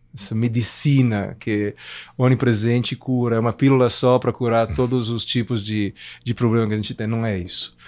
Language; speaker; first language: Portuguese; non-native, fluent; Italian